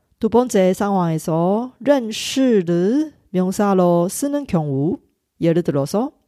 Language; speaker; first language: Korean; non-native, fluent; Chinese